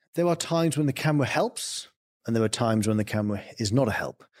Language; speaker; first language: English; native; English